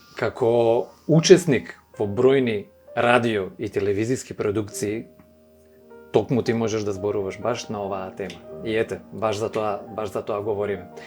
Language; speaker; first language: Macedonian; native; Macedonian